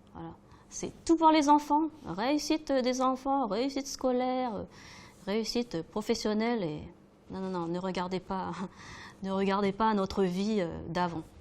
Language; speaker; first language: French; native; French